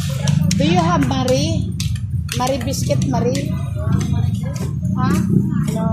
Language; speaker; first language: English; non-native, local second language; Cebuano